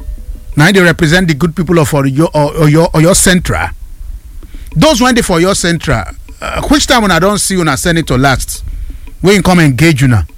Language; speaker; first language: Nigerian Pidgin; non-native, local second language; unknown